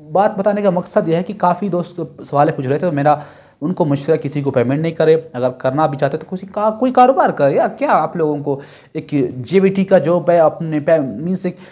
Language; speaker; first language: Urdu; non-native, local second language; Brahui